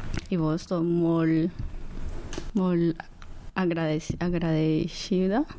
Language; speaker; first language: Catalan; non-native, learner; Spanish